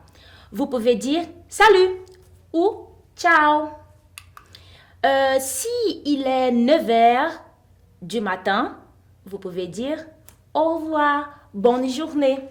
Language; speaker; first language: French; non-native, fluent; Portuguese